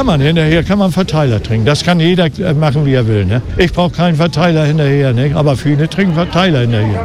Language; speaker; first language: German; native; German